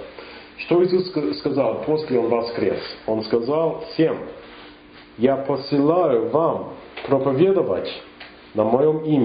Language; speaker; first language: Russian; non-native, fluent; English